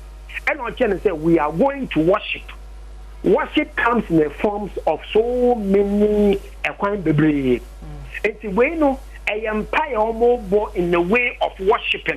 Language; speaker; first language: English; non-native, learner; Akan